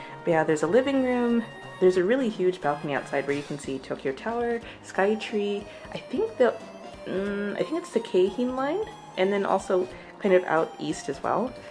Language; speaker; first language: English; native; English